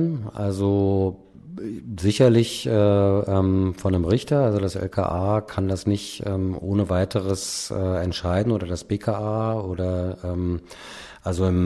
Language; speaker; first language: German; native; German